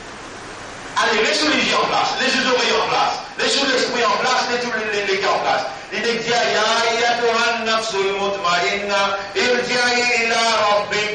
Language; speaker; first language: French; non-native, local second language; Morisyen